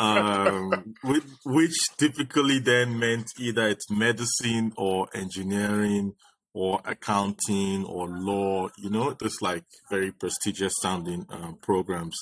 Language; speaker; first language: English; non-native, local second language; Yoruba